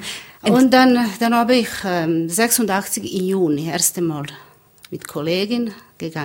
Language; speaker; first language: German; non-native, learner; Bosnian